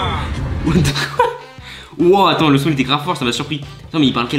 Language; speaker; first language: French; native; French